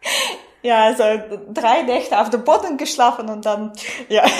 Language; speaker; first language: German; non-native, fluent; Russian